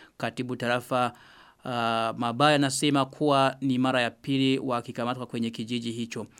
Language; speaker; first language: Swahili; non-native, local second language; Rundi